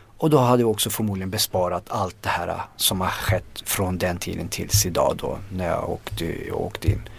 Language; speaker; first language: Swedish; early bilingual, other home language; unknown